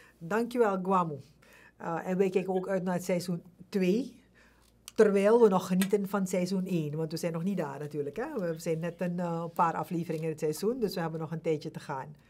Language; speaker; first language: Dutch; native; Dutch